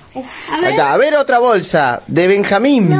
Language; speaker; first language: Spanish; native; Spanish